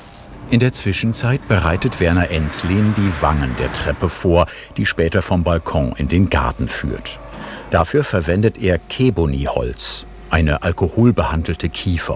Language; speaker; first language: German; native; German